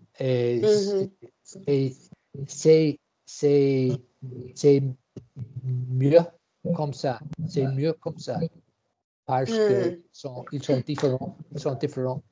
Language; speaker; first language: French; non-native, learner; English